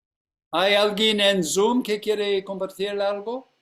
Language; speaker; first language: Spanish; non-native, fluent; English